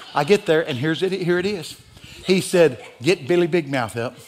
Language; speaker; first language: English; native; English